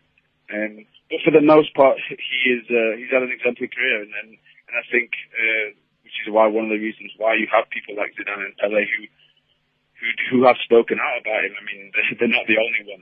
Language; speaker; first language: English; native; English